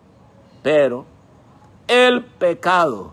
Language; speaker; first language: Spanish; native; Spanish